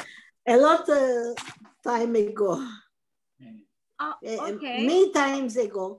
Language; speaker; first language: English; non-native, learner; Turkish